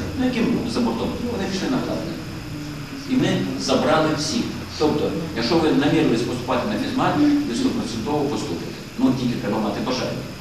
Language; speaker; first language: Ukrainian; native; Ukrainian